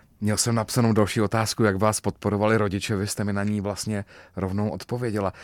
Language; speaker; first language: Czech; native; Czech